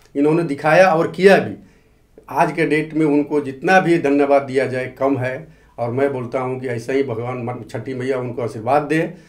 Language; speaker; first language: Hindi; native; Hindi